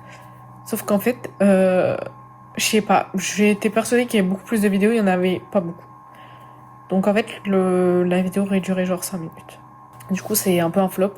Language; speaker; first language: French; native; French